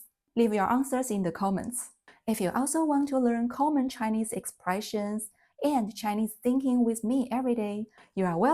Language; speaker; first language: English; non-native, fluent; Chinese